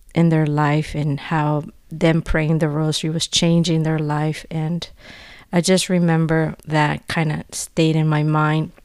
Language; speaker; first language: English; non-native, fluent; Spanish